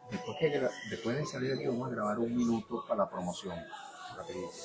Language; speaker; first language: Spanish; native; Spanish